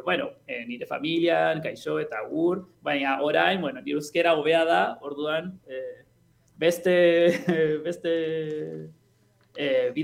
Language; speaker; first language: Basque; non-native, learner; Spanish